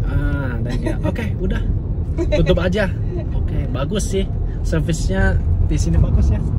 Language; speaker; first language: Indonesian; non-native, fluent; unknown